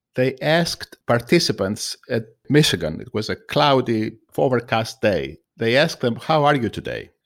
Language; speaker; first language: English; non-native, fluent; Greek